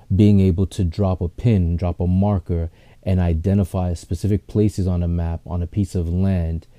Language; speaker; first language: English; native; English